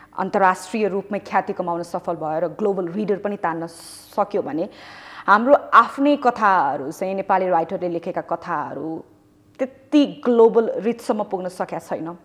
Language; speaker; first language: Nepali; native; Nepali